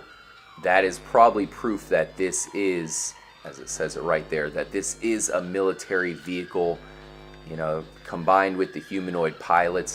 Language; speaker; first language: English; native; English